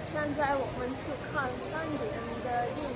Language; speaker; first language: Chinese; non-native, learner; Russian